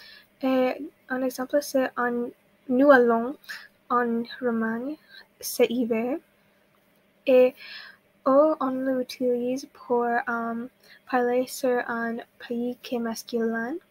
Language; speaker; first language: French; non-native, learner; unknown